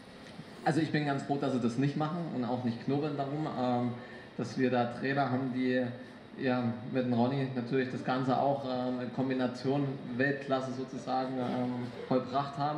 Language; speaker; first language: German; native; German